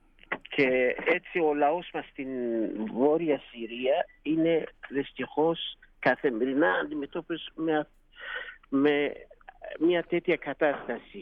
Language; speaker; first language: Greek; non-native, fluent; Kurdish